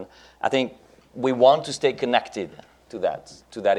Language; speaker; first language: English; non-native, fluent; French